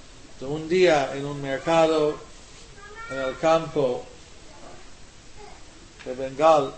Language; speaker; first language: Spanish; non-native, learner; English